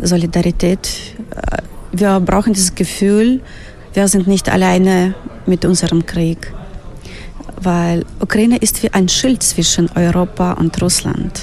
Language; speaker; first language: German; non-native, fluent; Ukrainian